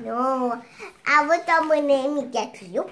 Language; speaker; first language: Romanian; early bilingual, heritage; Romanian